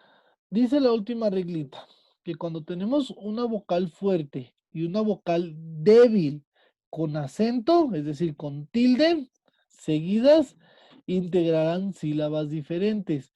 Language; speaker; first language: Spanish; native; Spanish